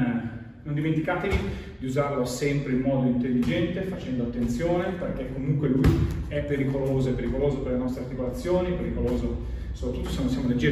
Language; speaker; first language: Italian; native; Italian